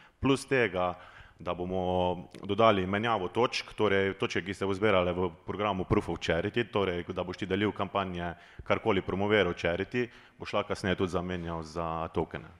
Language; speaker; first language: Slovenian; native; Slovenian